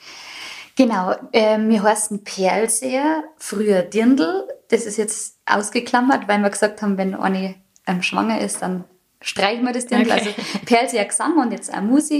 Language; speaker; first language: German; native; German